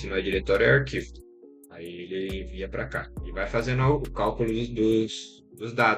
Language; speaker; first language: Portuguese; native; Portuguese